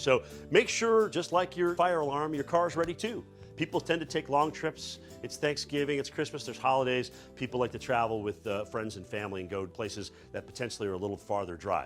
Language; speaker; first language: English; native; English